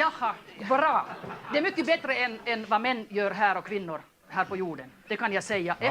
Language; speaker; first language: Swedish; non-native, local second language; Finnish